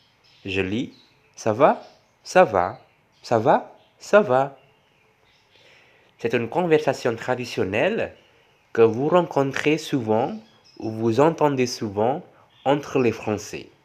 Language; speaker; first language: French; non-native, fluent; Javanese